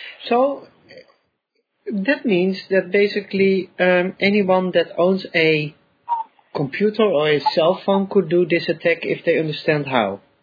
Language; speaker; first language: English; non-native, fluent; Dutch